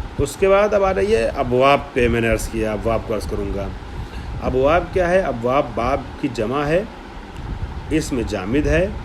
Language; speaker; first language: Urdu; native; Urdu